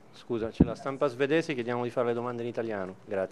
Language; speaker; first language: Italian; native; Italian